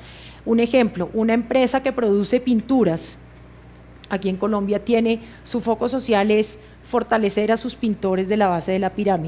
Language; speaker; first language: Spanish; native; Spanish